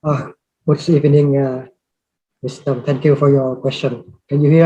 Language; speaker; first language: English; non-native, learner; Vietnamese